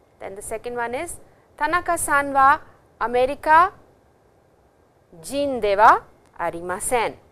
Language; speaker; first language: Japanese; non-native, fluent; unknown